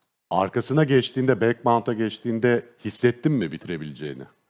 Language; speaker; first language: Turkish; native; Turkish